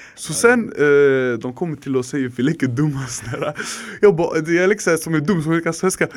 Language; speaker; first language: Swedish; early bilingual, other home language; Arabic